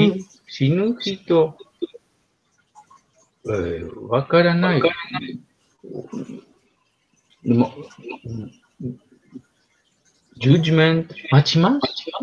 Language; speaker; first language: Japanese; non-native, learner; Spanish